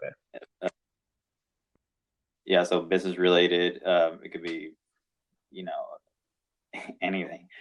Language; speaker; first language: English; non-native, local second language; Spanish